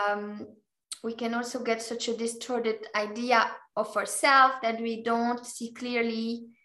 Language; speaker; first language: English; non-native, fluent; French